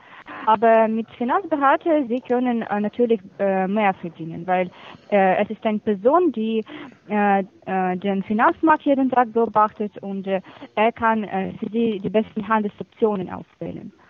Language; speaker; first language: German; non-native, fluent; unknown